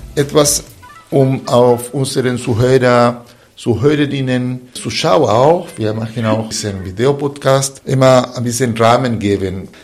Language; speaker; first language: German; non-native, fluent; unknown